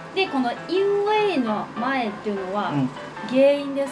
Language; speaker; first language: Japanese; non-native, fluent; Chinese